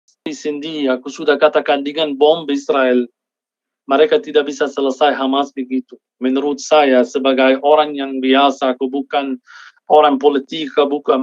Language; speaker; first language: Indonesian; non-native, fluent; Arabic